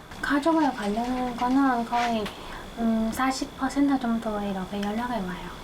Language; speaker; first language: Korean; non-native, fluent; Vietnamese